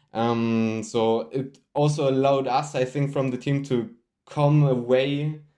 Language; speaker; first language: English; non-native, fluent; German